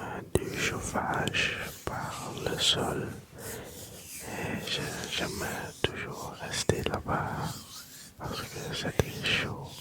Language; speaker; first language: French; early bilingual, other home language; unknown